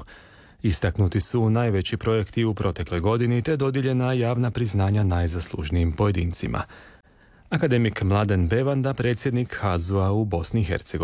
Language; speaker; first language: Serbian; native; Serbian